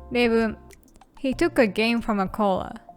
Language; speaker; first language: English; non-native, fluent; Japanese